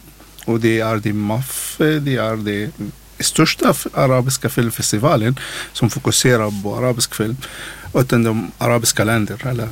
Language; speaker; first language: Swedish; non-native, learner; Arabic